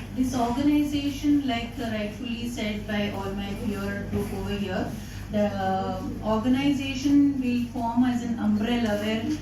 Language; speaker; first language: English; non-native, local second language; Bangla